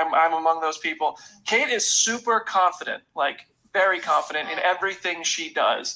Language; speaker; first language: English; native; English